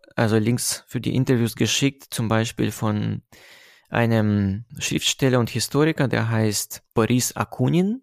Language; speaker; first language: German; non-native, fluent; Russian